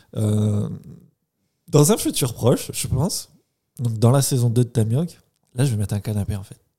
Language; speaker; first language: French; native; French